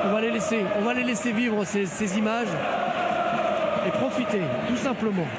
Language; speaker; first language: French; native; French